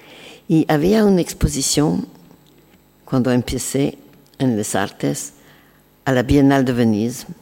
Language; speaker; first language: Spanish; non-native, learner; French